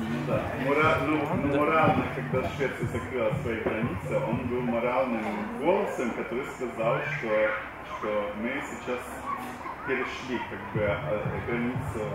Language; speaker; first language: Russian; non-native, fluent; Swedish